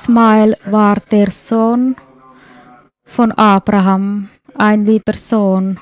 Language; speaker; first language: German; non-native, fluent; Swedish